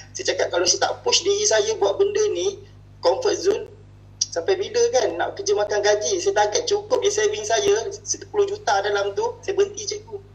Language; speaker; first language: Malay; native; Malay